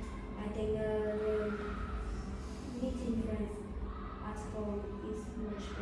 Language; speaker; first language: English; non-native, learner; Vietnamese